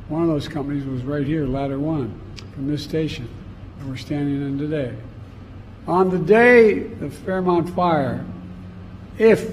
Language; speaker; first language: English; native; English